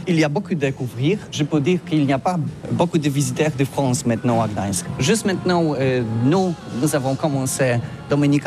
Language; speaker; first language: French; non-native, learner; Polish